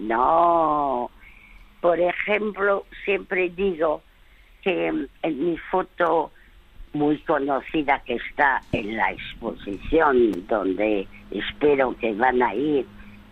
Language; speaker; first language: Spanish; early bilingual, other home language; French